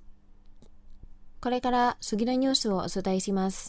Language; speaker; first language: Japanese; non-native, fluent; Indonesian